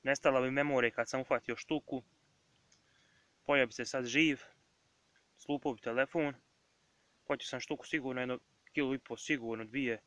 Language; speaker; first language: Serbian; native; Serbian